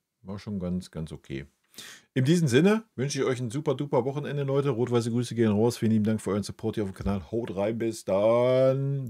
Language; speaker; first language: German; native; German